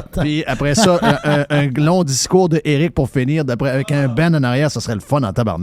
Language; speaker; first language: French; native; French